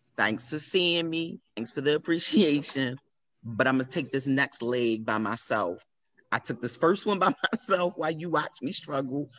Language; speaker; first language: English; native; English